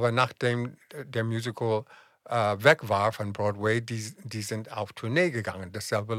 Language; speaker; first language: German; non-native, fluent; English